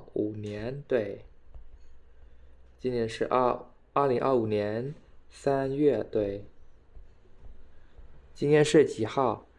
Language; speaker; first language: Chinese; non-native, fluent; Khmer